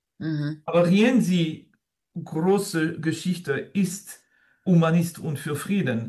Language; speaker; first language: German; non-native, fluent; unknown